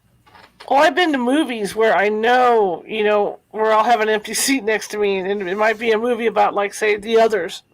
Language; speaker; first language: English; native; English